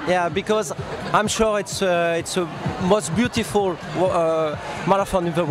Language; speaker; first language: English; non-native, fluent; French